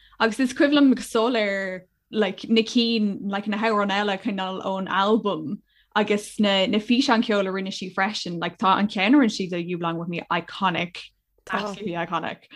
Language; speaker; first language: Irish; non-native, local second language; English